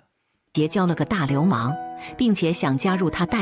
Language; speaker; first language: Chinese; native; Chinese